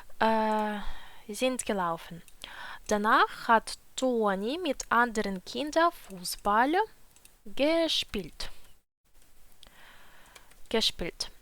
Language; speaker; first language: German; non-native, fluent; Ukrainian